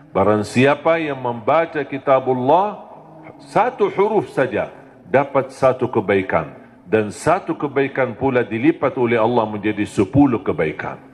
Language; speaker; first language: Malay; non-native, fluent; Arabic